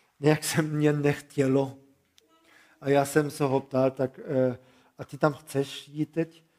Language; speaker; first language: Czech; non-native, fluent; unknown